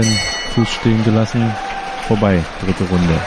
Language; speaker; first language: German; native; German